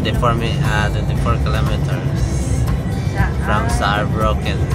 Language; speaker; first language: English; non-native, local second language; Cebuano